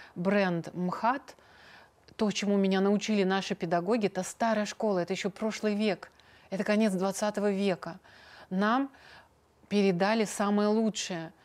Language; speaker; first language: Russian; native; Russian